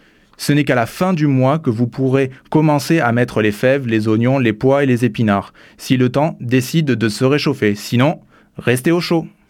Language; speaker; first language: French; native; French